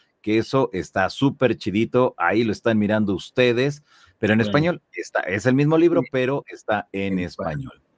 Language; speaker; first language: Spanish; native; Spanish